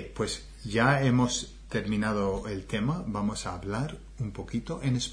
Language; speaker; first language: Spanish; non-native, fluent; English